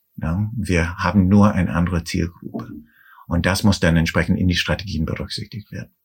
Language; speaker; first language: German; non-native, fluent; English